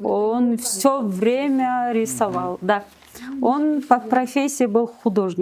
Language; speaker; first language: Russian; non-native, local second language; Kyrgyz